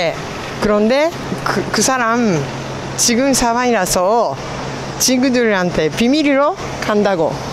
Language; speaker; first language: Korean; non-native, fluent; Japanese